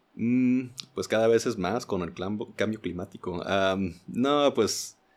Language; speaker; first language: Spanish; early bilingual, heritage; Spanish